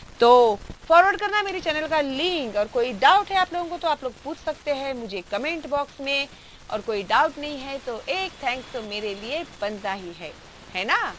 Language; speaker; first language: Hindi; non-native, local second language; Marathi